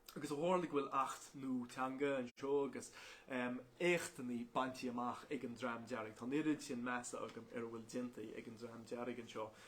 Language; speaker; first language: Irish; non-native, local second language; English